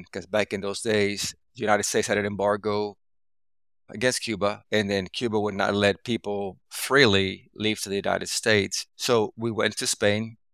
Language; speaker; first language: English; early bilingual, other home language; Spanish